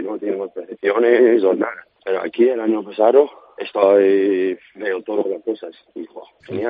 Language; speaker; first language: Spanish; non-native, learner; English